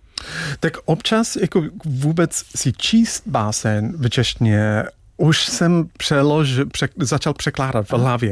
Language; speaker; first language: Czech; non-native, fluent; English